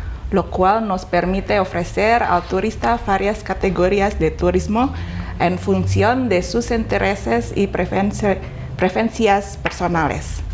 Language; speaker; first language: Spanish; non-native, fluent; Indonesian